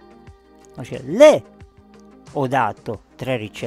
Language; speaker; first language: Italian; non-native, fluent; Czech